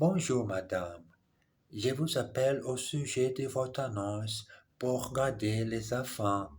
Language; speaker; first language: French; non-native, learner; English